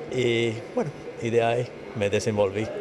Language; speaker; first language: Spanish; non-native, fluent; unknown